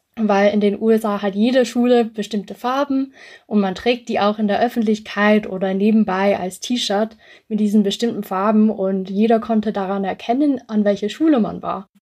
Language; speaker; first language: German; early bilingual, other home language; English